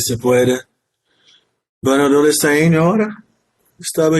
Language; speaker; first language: Spanish; non-native, learner; Portuguese